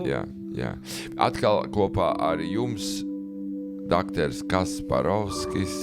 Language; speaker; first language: Latvian; native; Latvian